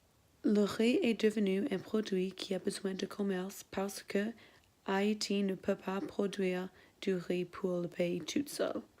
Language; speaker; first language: French; non-native, learner; English